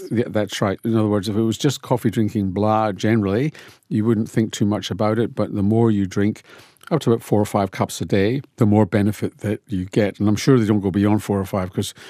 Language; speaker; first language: English; native; English